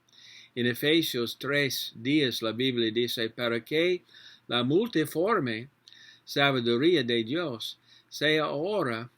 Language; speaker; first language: Spanish; non-native, learner; English